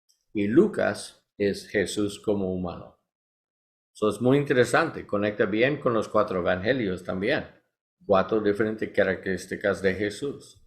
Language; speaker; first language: Spanish; non-native, learner; English